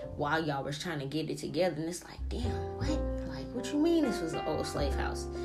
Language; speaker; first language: English; early bilingual, other home language; Italian